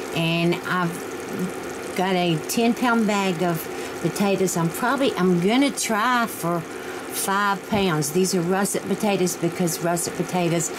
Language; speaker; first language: English; native; English